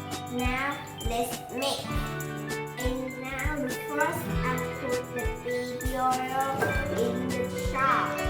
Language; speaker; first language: English; non-native, learner; Vietnamese